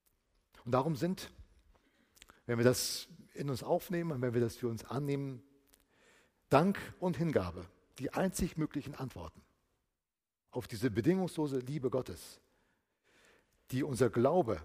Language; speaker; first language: German; native; German